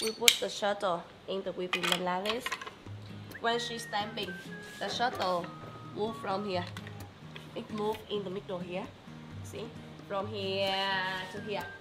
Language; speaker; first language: English; non-native, fluent; Vietnamese